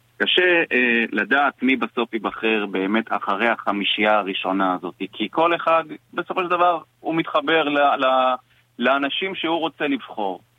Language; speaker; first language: Hebrew; native; Hebrew